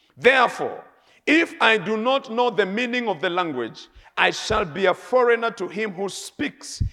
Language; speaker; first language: English; non-native, local second language; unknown